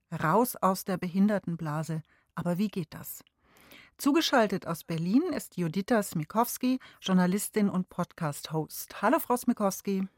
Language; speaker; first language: German; native; German